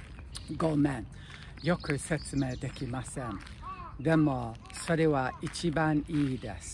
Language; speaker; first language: Japanese; non-native, learner; English